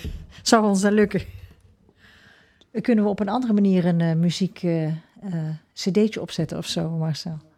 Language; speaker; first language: Dutch; native; Dutch